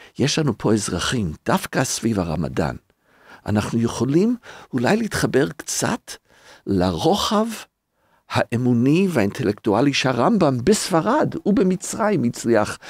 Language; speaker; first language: Hebrew; non-native, fluent; English